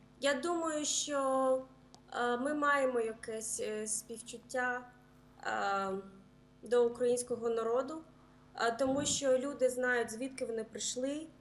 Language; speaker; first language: Ukrainian; early bilingual, heritage; Ukrainian